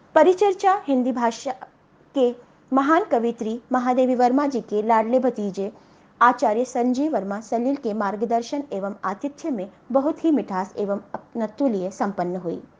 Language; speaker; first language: Hindi; native; Hindi